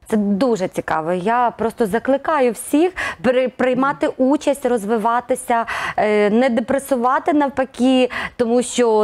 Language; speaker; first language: Ukrainian; native; Ukrainian